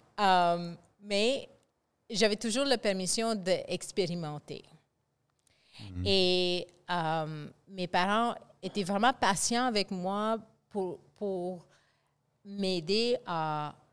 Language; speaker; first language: French; non-native, fluent; English